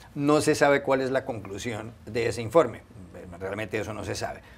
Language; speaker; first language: Spanish; native; Spanish